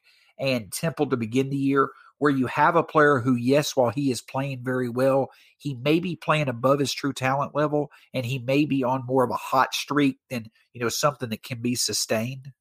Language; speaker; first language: English; native; English